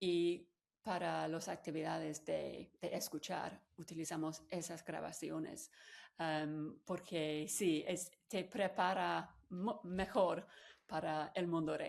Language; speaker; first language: Spanish; non-native, fluent; English